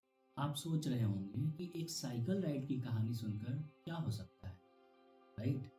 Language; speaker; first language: Hindi; native; Hindi